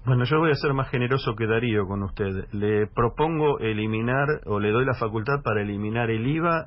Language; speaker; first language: Spanish; native; Spanish